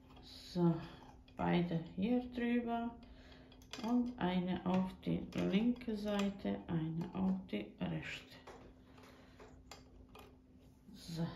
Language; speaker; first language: German; non-native, learner; Croatian